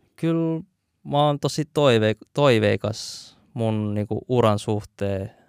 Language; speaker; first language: Finnish; early bilingual, other home language; Vietnamese